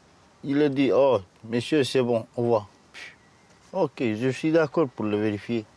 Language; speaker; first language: French; non-native, learner; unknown